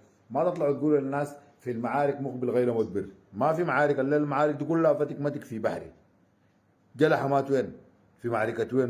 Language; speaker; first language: Arabic; native; Arabic